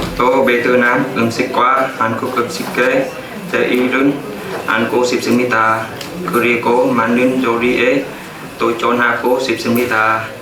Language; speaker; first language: Korean; non-native, learner; Vietnamese